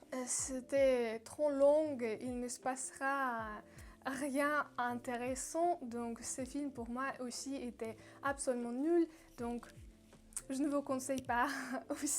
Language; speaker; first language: French; non-native, learner; Russian